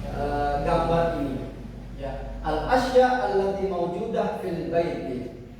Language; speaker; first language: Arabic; non-native, fluent; Indonesian